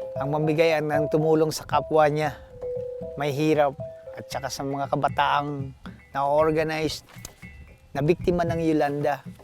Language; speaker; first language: Filipino; non-native, local second language; Waray